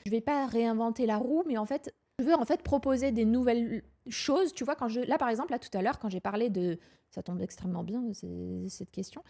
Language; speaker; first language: French; native; French